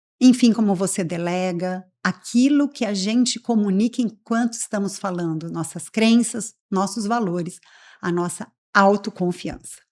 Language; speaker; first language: Portuguese; native; Portuguese